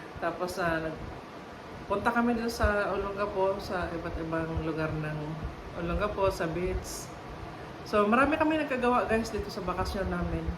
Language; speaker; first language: Filipino; non-native, local second language; Cebuano